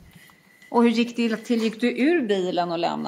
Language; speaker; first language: Swedish; native; Swedish